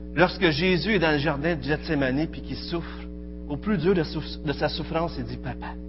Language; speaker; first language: French; native; French